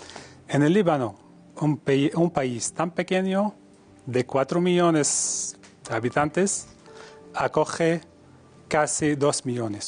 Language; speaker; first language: Spanish; non-native, fluent; Arabic